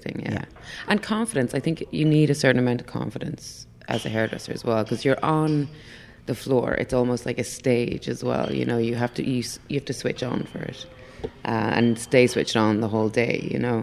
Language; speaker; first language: English; native; English